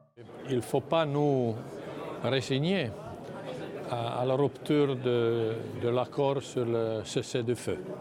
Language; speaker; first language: French; non-native, fluent; Italian